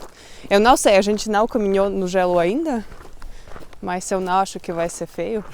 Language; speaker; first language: Portuguese; non-native, fluent; Russian